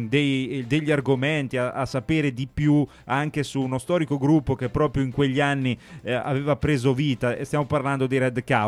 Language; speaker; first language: Italian; native; Italian